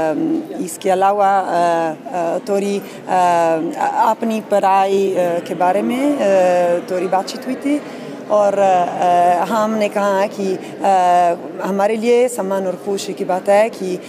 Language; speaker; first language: Hindi; non-native, fluent; Italian